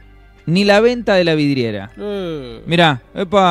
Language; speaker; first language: Spanish; native; Spanish